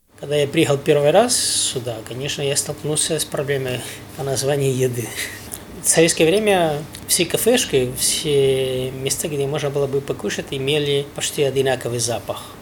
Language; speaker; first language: Russian; non-native, fluent; Spanish